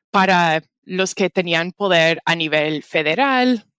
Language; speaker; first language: Spanish; non-native, fluent; English